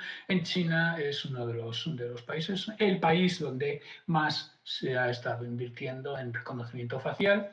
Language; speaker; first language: Spanish; native; Spanish